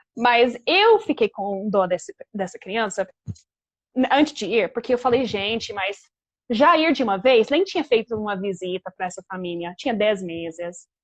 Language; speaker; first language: Portuguese; non-native, fluent; English